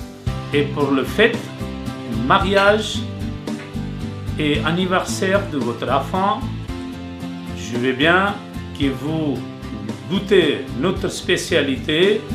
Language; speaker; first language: French; non-native, learner; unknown